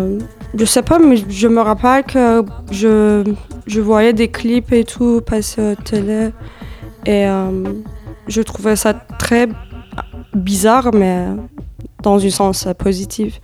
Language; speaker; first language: French; non-native, fluent; Turkish